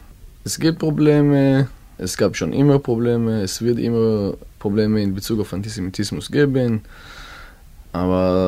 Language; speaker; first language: German; non-native, learner; Hebrew